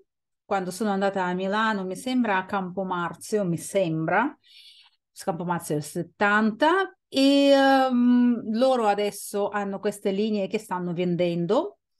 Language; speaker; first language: Italian; non-native, fluent; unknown